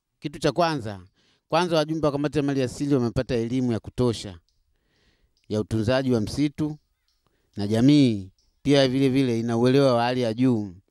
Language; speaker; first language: Swahili; native; Swahili